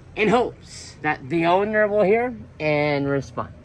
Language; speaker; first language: English; native; English